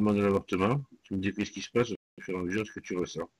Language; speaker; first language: French; native; French